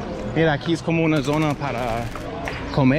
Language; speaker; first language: Spanish; non-native, fluent; English